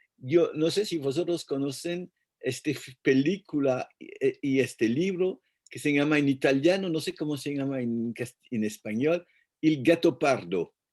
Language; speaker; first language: Spanish; non-native, fluent; French